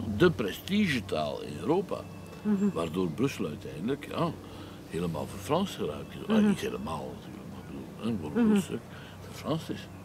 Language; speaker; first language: Dutch; native; Dutch